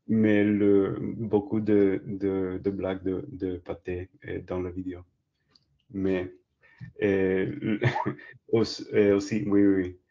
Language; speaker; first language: French; non-native, learner; English